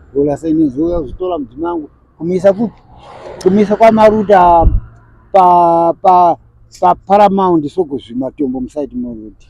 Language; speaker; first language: Shona; early bilingual, other home language; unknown